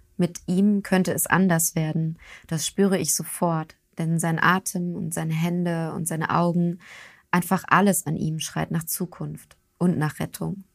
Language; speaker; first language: German; early bilingual, other home language; Turkish